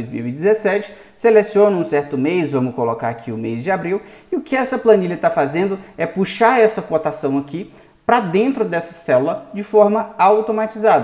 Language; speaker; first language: Portuguese; native; Portuguese